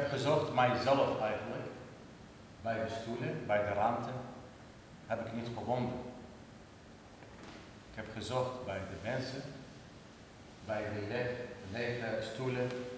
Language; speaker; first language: Dutch; non-native, learner; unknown